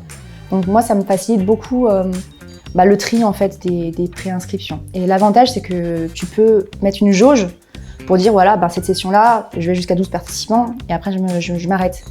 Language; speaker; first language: French; native; French